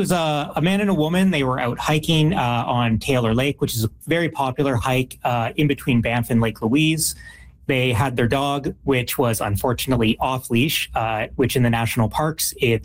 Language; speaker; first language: English; native; English